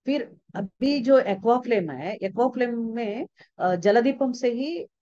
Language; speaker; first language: Hindi; non-native, local second language; Telugu